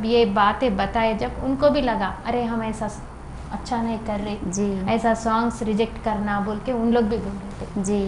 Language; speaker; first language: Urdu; non-native, local second language; Telugu